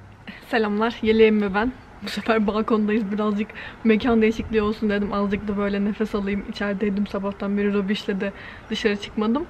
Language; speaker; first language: Turkish; native; Turkish